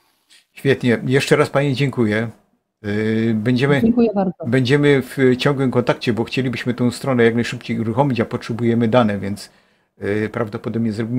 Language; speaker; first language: Polish; native; Polish